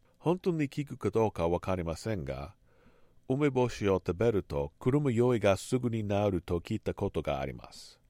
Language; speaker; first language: Japanese; non-native, learner; English